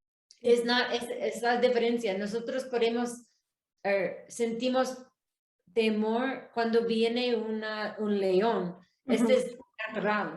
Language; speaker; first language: Spanish; non-native, learner; English